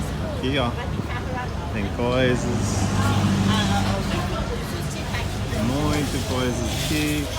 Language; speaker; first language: Portuguese; non-native, learner; English